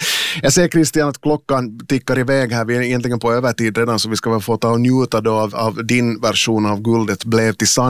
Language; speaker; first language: Swedish; native; Swedish